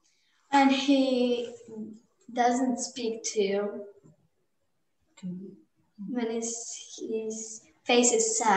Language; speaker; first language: English; non-native, learner; Croatian